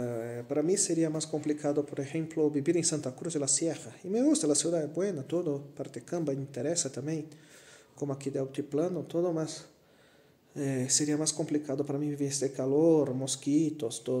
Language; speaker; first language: Spanish; non-native, fluent; Portuguese